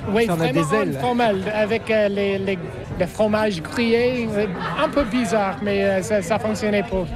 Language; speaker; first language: French; non-native, fluent; English